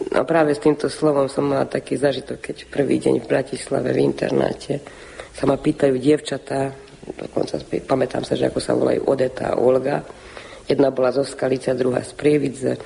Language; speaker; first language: Slovak; early bilingual, heritage; Slovak